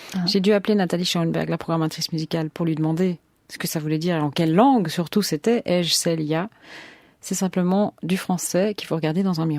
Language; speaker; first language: French; native; French